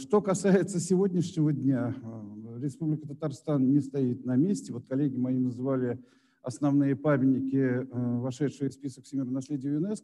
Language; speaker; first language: Russian; native; Russian